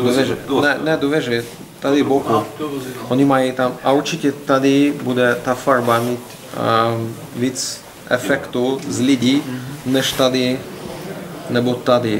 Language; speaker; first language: Czech; non-native, learner; Russian